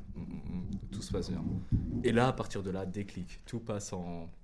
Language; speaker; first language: French; native; French